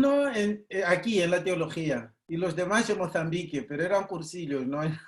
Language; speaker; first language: Spanish; non-native, fluent; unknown